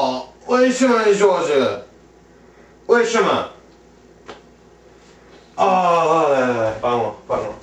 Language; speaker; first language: Chinese; non-native, learner; English